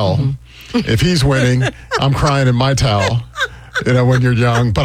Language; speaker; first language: English; native; English